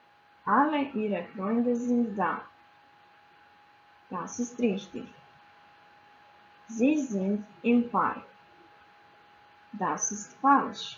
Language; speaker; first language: German; non-native, fluent; Croatian